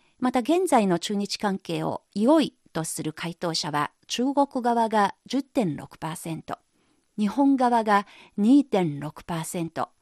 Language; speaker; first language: Japanese; non-native, fluent; Chinese